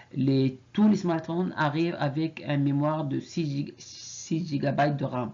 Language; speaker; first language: French; non-native, fluent; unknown